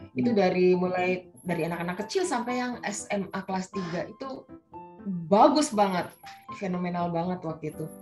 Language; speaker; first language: Indonesian; early bilingual, heritage; Indonesian